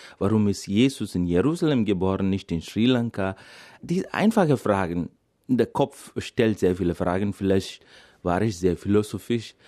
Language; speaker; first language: German; non-native, fluent; Malayalam